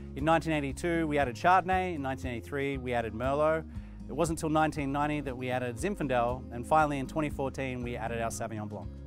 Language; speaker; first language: English; native; English